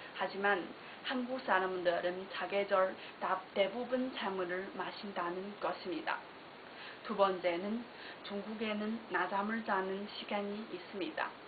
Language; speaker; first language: Korean; non-native, learner; Chinese